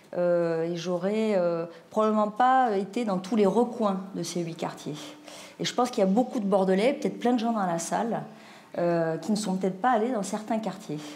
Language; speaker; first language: French; native; French